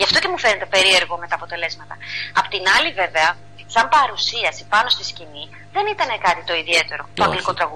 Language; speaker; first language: Greek; native; Greek